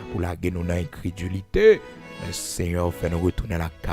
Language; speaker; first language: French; non-native, local second language; Haitian Creole